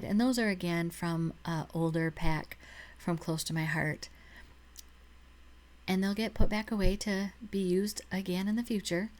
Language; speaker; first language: English; native; English